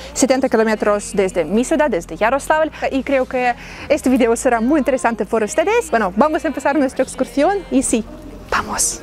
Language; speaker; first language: Spanish; non-native, learner; Russian